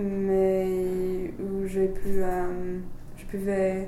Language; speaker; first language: French; non-native, fluent; English